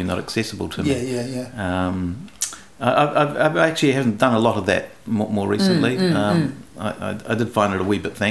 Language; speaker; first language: English; non-native, local second language; Greek